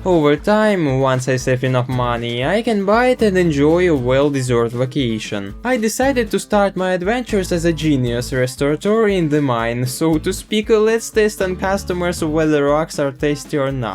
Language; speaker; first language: English; non-native, fluent; Russian